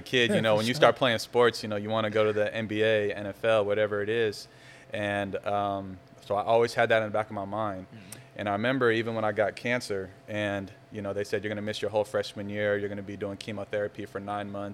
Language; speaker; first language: English; native; English